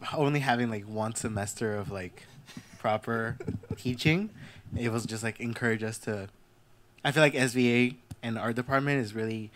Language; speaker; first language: English; early bilingual, other home language; Spanish